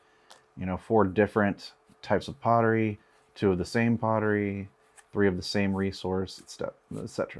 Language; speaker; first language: English; native; English